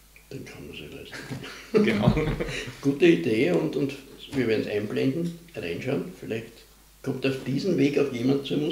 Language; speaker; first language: German; native; German